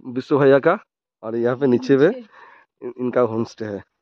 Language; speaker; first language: Hindi; non-native, local second language; Bangla